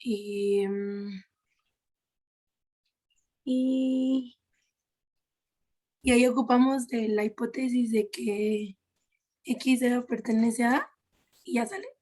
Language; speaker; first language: Spanish; native; Spanish